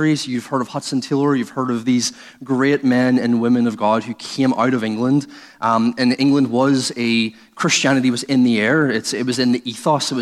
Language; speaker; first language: English; native; English